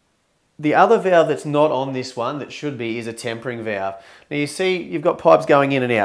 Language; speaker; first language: English; native; English